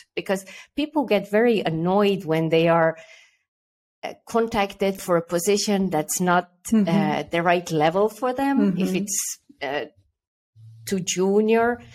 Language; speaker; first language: English; early bilingual, other home language; Estonian